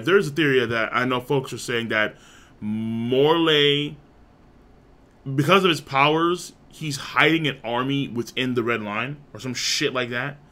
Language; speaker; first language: English; native; English